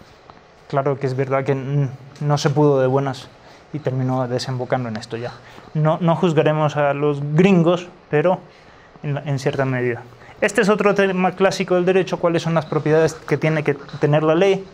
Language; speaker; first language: Spanish; native; Spanish